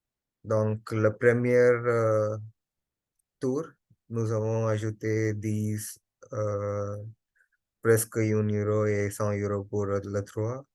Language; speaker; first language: French; non-native, learner; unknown